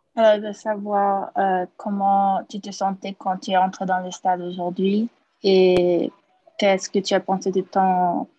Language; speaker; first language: French; non-native, fluent; English